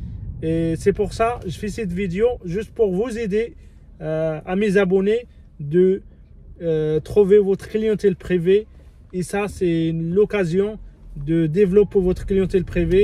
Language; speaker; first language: French; non-native, fluent; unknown